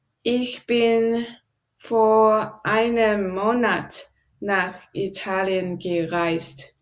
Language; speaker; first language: German; non-native, learner; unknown